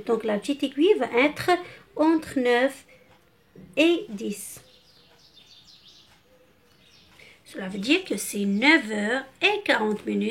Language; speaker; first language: French; non-native, local second language; Arabic